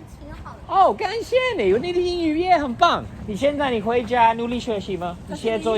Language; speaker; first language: Chinese; non-native, learner; English